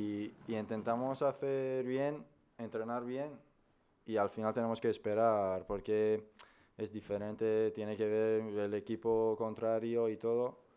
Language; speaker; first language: Spanish; non-native, fluent; Persian